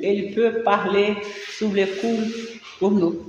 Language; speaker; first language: Portuguese; non-native, learner; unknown